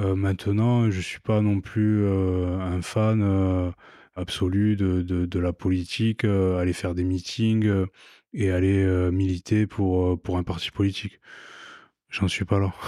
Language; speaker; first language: French; native; French